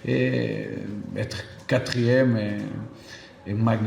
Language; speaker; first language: French; non-native, fluent; Portuguese